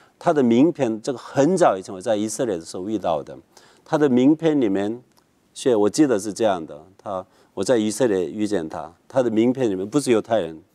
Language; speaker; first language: Chinese; non-native, fluent; Korean